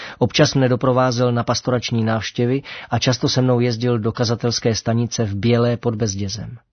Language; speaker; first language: Czech; native; Czech